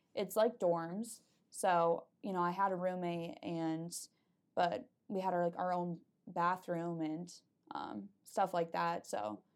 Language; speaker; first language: English; native; English